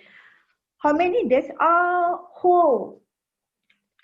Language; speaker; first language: English; non-native, learner; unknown